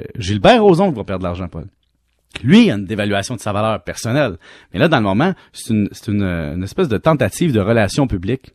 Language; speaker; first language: French; native; French